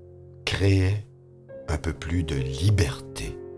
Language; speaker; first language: French; native; French